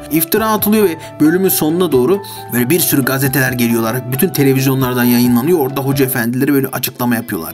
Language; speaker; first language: Turkish; native; Turkish